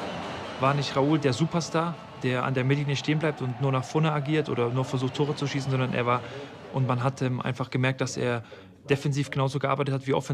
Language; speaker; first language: German; native; German